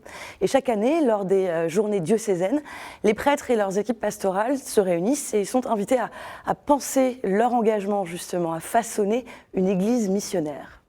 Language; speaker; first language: French; native; French